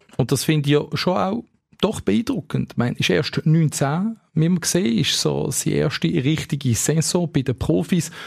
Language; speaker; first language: German; native; German